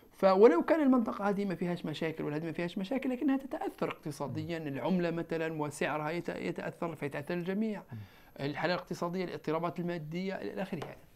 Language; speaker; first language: Arabic; non-native, local second language; Berber languages